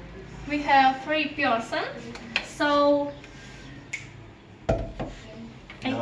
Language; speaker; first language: English; non-native, learner; Russian